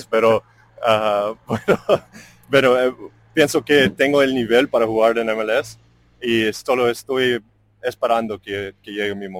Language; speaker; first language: Spanish; non-native, fluent; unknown